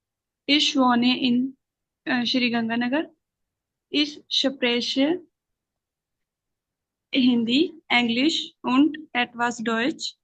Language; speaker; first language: German; non-native, learner; Hindi